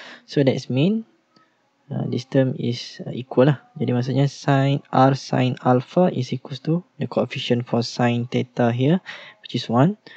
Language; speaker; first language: English; non-native, local second language; Malay